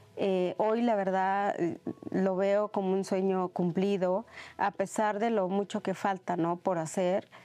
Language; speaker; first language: Spanish; non-native, local second language; Mixtepec Mixtec